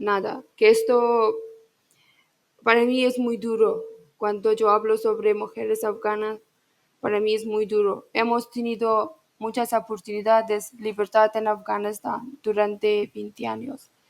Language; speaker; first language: Spanish; non-native, learner; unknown